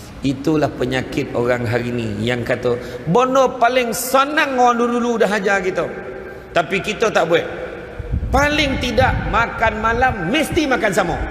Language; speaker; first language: Malay; native; Malay